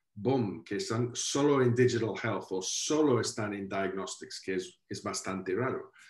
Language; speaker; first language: Spanish; non-native, fluent; Welsh